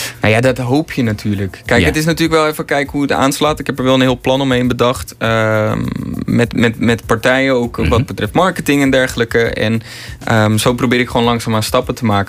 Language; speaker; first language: Dutch; native; Dutch